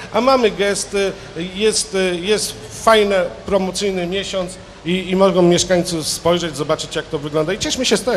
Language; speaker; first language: Polish; native; Polish